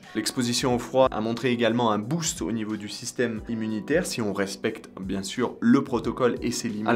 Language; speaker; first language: French; native; French